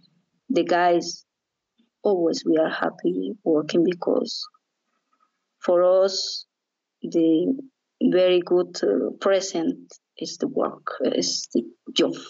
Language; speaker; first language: English; non-native, learner; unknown